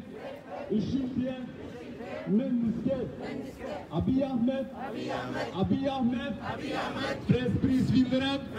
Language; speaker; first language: Norwegian; non-native, learner; Oromo